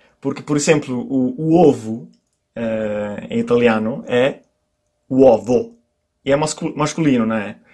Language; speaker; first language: Portuguese; non-native, fluent; Italian